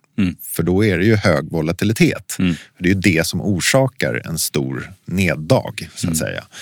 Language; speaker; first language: Swedish; native; Swedish